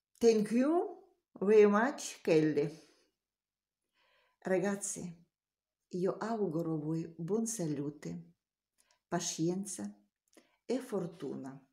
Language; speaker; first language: Italian; non-native, learner; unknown